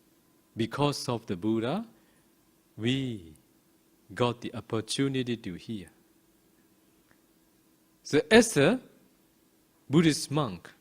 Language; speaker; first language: English; non-native, fluent; Burmese